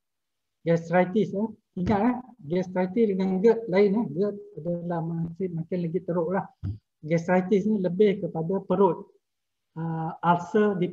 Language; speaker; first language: Malay; native; Malay